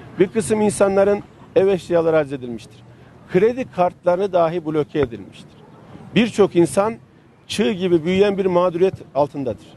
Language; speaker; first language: Turkish; native; Turkish